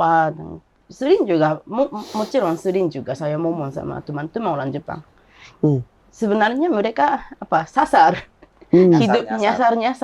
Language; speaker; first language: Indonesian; non-native, learner; Japanese